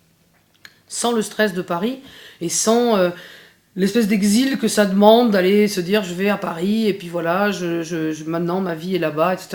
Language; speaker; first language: French; native; French